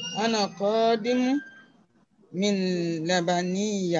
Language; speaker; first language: Arabic; non-native, learner; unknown